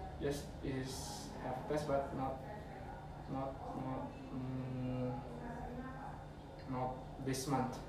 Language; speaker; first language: English; non-native, learner; Indonesian